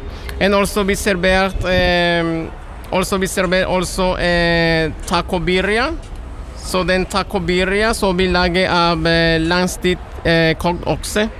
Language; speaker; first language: Norwegian; non-native, learner; Spanish